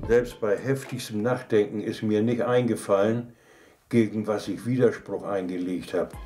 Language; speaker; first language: German; native; German